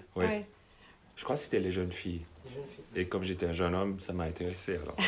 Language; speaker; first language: French; non-native, fluent; German